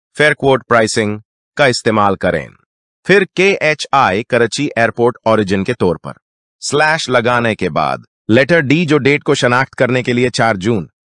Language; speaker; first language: Urdu; native; Urdu